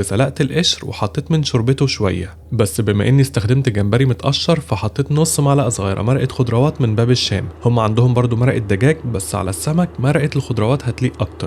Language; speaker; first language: Arabic; native; Arabic